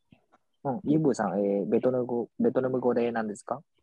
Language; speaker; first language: Japanese; non-native, learner; Vietnamese